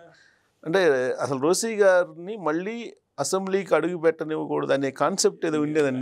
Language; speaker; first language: Telugu; native; Telugu